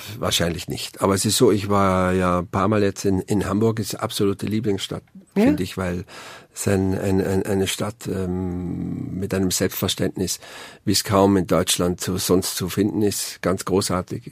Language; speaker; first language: German; native; German